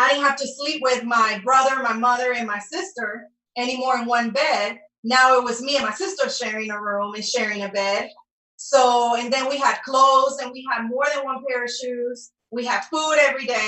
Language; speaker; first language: English; non-native, fluent; Spanish